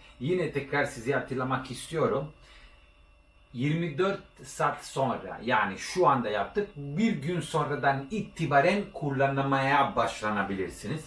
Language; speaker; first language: Turkish; non-native, learner; Italian